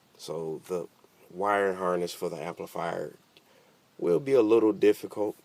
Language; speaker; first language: English; native; English